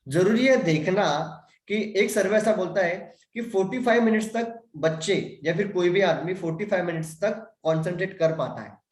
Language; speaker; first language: Hindi; non-native, local second language; Marathi